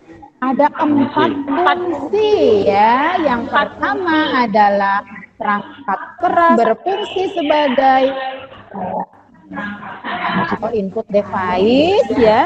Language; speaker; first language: Indonesian; native; Indonesian